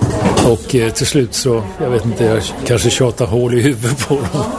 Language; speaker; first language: Swedish; native; Swedish